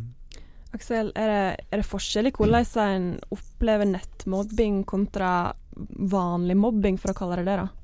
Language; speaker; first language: Norwegian; native; Norwegian